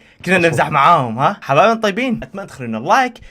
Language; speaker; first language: Arabic; native; Arabic